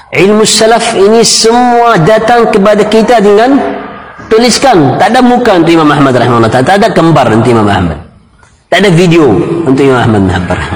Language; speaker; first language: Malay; non-native, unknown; Arabic